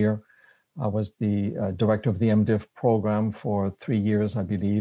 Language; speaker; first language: English; non-native, fluent; French